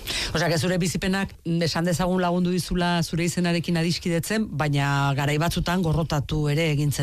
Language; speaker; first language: Basque; native; Basque